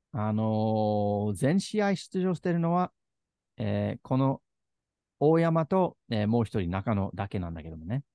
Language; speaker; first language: Japanese; native; Japanese